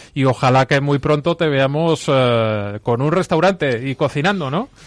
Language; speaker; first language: Spanish; native; Spanish